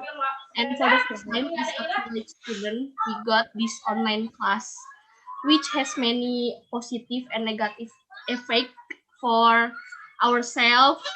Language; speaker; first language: English; non-native, learner; Indonesian